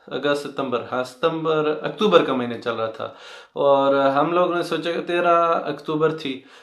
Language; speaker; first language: Hindi; non-native, local second language; Punjabi